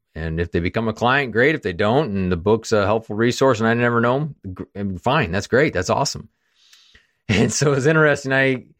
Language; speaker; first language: English; native; English